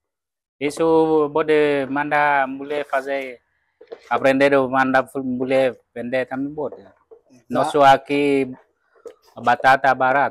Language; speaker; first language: Portuguese; non-native, learner; Vietnamese